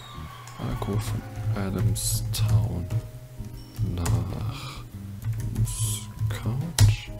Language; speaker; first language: German; native; German